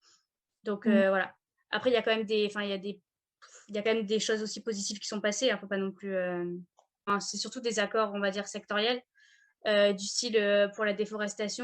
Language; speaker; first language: French; native; French